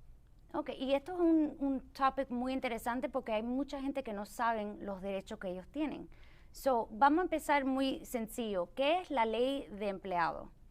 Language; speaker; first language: Spanish; early bilingual, other home language; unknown